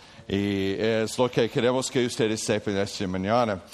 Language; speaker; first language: Spanish; non-native, learner; English